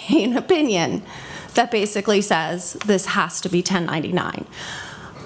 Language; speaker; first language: English; native; English